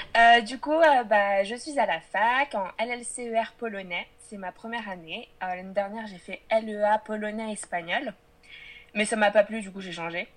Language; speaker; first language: French; early bilingual, other home language; Polish